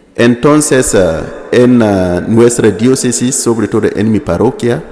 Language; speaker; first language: Spanish; non-native, fluent; Mossi